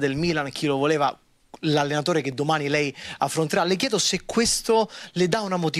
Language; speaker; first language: Italian; native; Italian